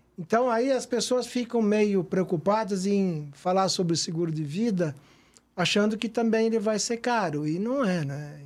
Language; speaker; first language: Portuguese; native; Portuguese